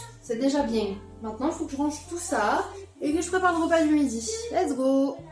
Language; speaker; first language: French; native; French